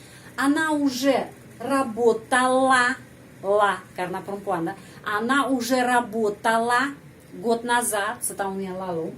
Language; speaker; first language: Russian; non-native, fluent; Indonesian